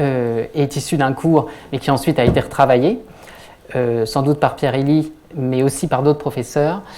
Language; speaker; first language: French; native; French